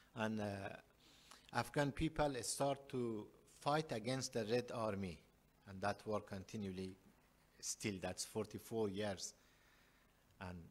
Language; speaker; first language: English; non-native, learner; Persian